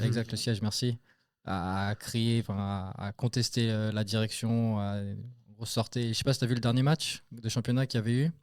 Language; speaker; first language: French; native; French